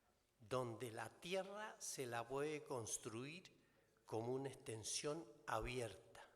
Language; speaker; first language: Spanish; native; Spanish